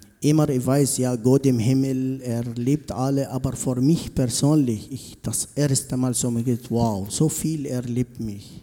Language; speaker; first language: German; non-native, learner; Arabic